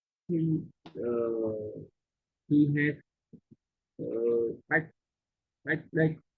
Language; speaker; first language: English; non-native, learner; Vietnamese